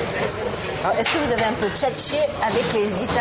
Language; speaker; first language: French; native; French